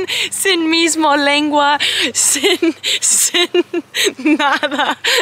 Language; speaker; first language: Spanish; non-native, learner; English